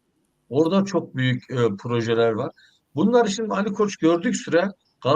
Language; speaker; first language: Turkish; native; Turkish